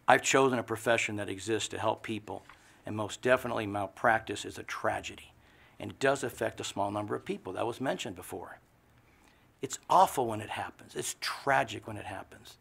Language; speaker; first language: English; native; English